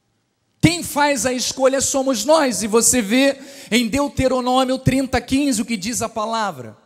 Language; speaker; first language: Portuguese; native; Portuguese